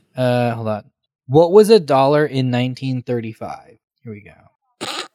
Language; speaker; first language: English; native; English